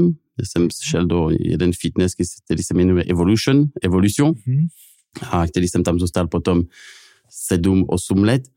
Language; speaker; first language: Czech; non-native, fluent; French